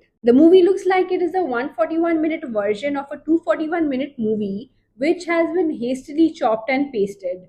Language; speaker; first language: English; non-native, local second language; Hindi